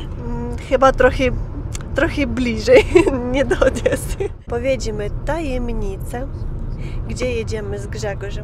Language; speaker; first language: Polish; non-native, learner; Ukrainian